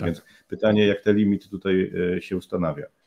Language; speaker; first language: Polish; native; Polish